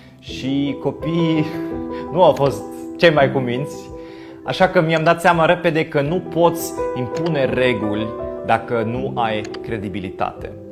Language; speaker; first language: Romanian; non-native, fluent; German